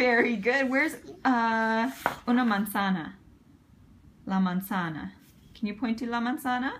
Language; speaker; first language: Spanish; non-native, learner; English